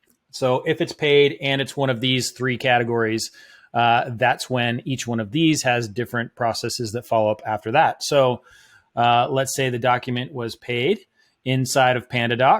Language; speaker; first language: English; native; English